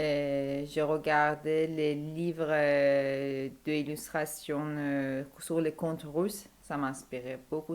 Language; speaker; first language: French; non-native, fluent; Persian